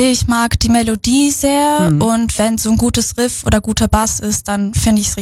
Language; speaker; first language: German; native; German